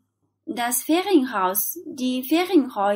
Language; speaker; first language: German; non-native, fluent; Chinese